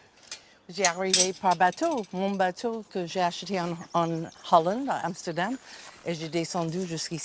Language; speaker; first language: French; non-native, fluent; English